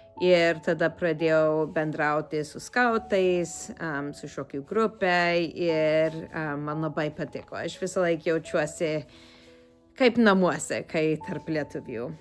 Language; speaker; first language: Lithuanian; early bilingual, heritage; Lithuanian